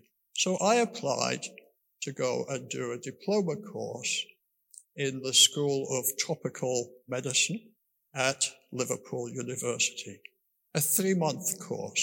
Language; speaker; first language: English; native; English